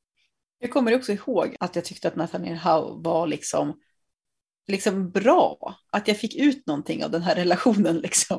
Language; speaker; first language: Swedish; native; Swedish